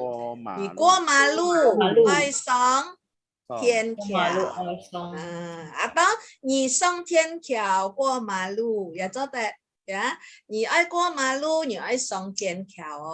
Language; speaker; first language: Chinese; early bilingual, heritage; Chinese